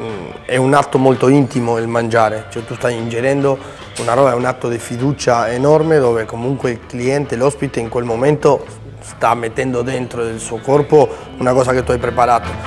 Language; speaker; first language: Italian; non-native, fluent; Spanish